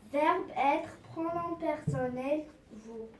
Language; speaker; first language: French; non-native, learner; Arabic